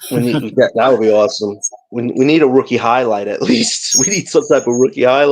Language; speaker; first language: English; native; English